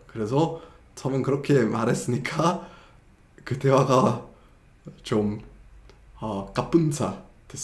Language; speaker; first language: Korean; non-native, fluent; English